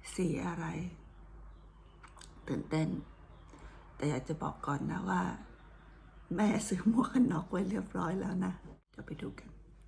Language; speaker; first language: Thai; native; Thai